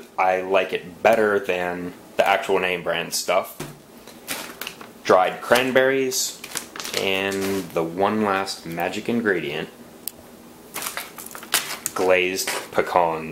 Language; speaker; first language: English; native; English